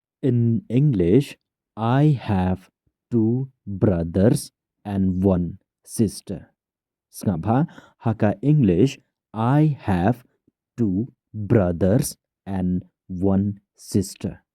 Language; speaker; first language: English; non-native, local second language; Khasi